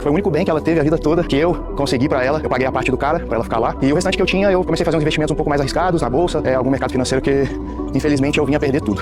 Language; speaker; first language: Portuguese; native; Portuguese